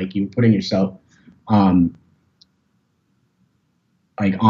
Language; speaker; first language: English; native; English